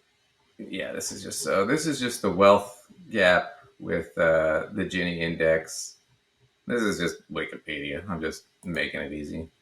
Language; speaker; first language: English; native; English